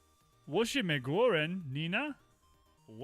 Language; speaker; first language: Chinese; non-native, learner; English